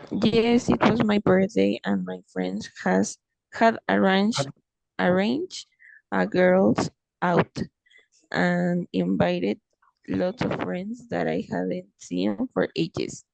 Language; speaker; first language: English; non-native, fluent; Spanish